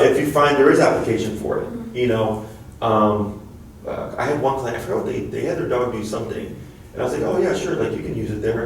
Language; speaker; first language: English; native; English